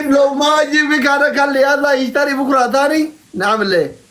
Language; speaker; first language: Arabic; non-native, learner; Oromo